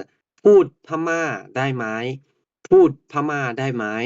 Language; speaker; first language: Thai; non-native, fluent; Burmese